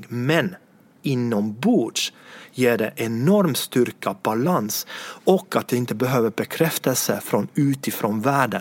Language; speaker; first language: Swedish; non-native, fluent; Estonian